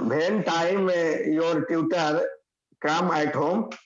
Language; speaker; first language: English; non-native, learner; Hindi